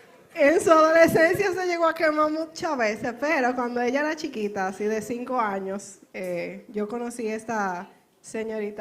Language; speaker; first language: Spanish; native; Spanish